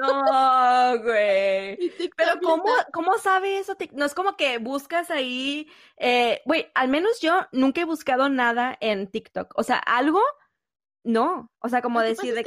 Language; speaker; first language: Spanish; native; Spanish